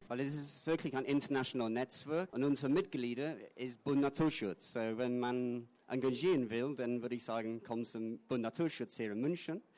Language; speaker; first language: German; non-native, fluent; English